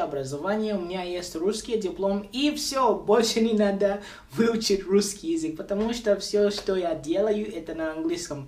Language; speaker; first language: Russian; non-native, local second language; Bemba